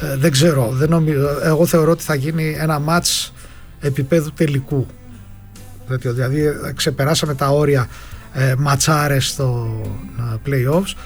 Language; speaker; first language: Greek; native; Greek